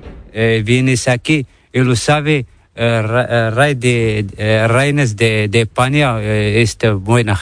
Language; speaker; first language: Spanish; non-native, learner; Arabic